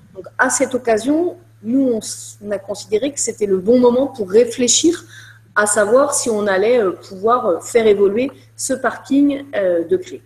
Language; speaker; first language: French; native; French